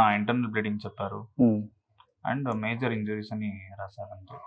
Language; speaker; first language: Telugu; non-native, local second language; Kannada